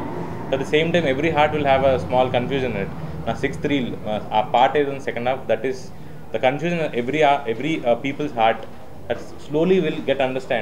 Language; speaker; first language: Telugu; native; Telugu